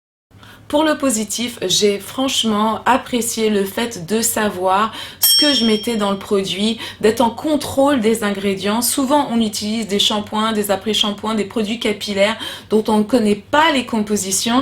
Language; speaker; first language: French; native; French